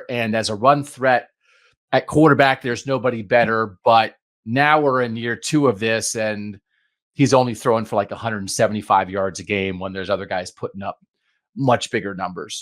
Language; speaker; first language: English; native; English